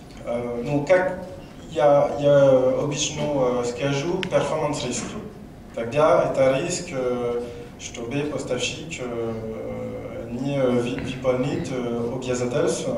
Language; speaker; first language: Russian; non-native, learner; French